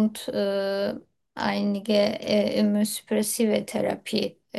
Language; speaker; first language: German; non-native, learner; Turkish